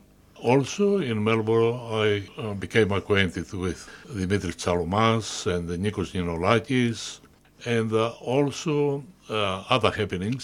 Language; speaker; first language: English; non-native, fluent; Greek